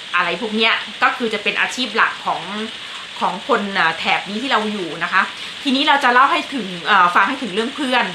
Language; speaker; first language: Thai; native; Thai